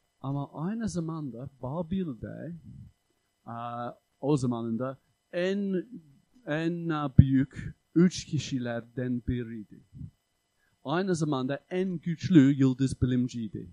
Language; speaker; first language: Turkish; non-native, fluent; English